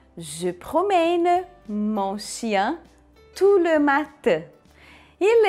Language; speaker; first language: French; non-native, fluent; Portuguese